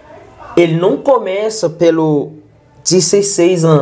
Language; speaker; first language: Portuguese; non-native, learner; Yoruba